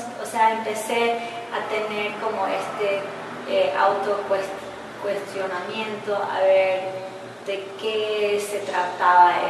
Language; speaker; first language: Spanish; early bilingual, heritage; English